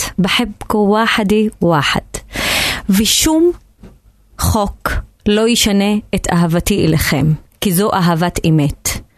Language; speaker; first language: Hebrew; non-native, local second language; Arabic